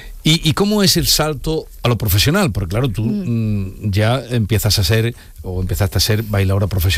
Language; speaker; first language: Spanish; native; Spanish